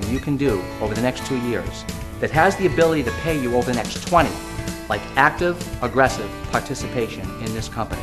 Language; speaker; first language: English; native; English